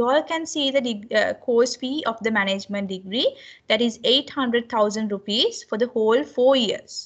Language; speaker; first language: English; non-native, local second language; Sinhala